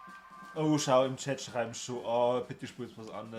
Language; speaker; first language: German; native; German